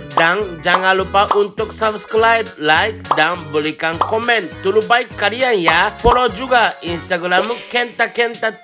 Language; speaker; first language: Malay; non-native, fluent; Japanese